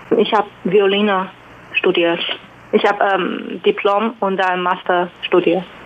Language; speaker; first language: German; non-native, fluent; Chinese